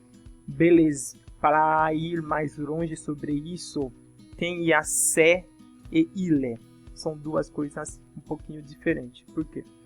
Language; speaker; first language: Portuguese; non-native, fluent; French